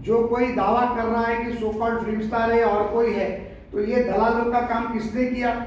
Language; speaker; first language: Hindi; non-native, local second language; Marathi